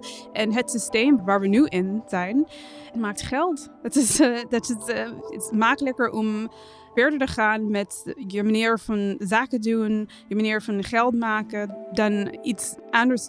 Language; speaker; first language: Dutch; non-native, fluent; English